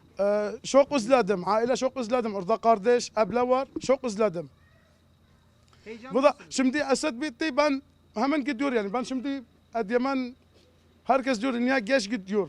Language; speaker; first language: Turkish; non-native, learner; Arabic